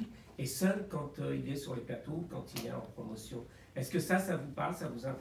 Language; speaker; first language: French; native; French